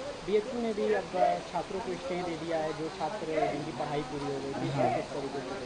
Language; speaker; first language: Hindi; native; Hindi